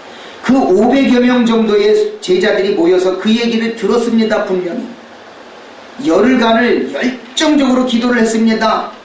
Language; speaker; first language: Korean; native; Korean